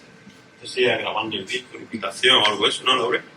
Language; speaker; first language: Spanish; native; Spanish